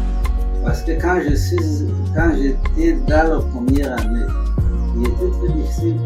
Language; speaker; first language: French; non-native, learner; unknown